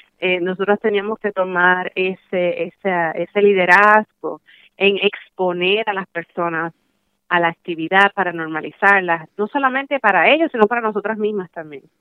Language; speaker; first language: Spanish; early bilingual, heritage; Spanish